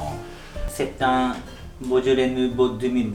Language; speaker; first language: French; non-native, learner; Japanese